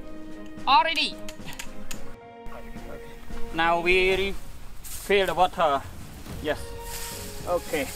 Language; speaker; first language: English; non-native, learner; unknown